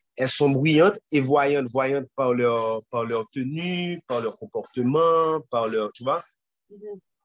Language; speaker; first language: French; non-native, local second language; Haitian Creole